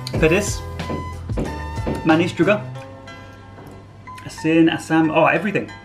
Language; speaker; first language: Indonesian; non-native, learner; English